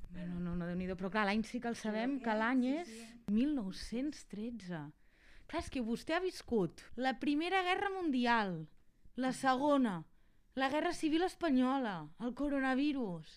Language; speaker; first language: Catalan; native; Catalan